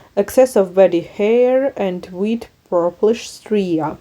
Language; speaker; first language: English; non-native, learner; Ukrainian